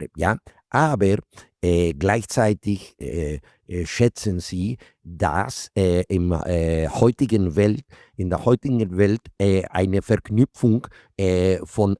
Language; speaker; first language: German; non-native, fluent; Spanish